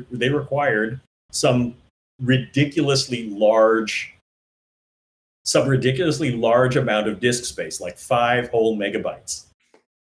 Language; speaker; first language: English; native; English